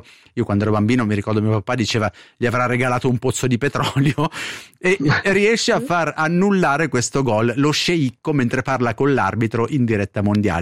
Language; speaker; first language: Italian; native; Italian